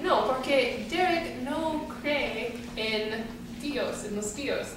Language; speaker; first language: Spanish; non-native, learner; English